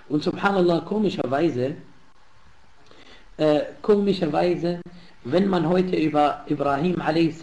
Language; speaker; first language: German; non-native, fluent; Arabic